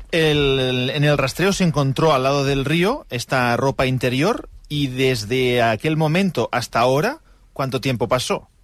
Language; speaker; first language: Spanish; non-native, local second language; Catalan